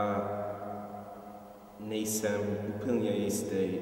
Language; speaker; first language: Czech; non-native, fluent; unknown